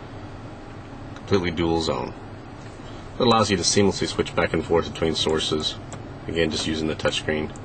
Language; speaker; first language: English; native; English